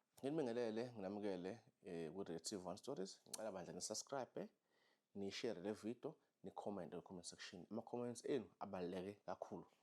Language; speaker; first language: Zulu; native; Zulu